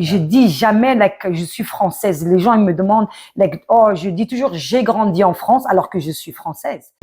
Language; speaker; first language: French; early bilingual, other home language; Arabic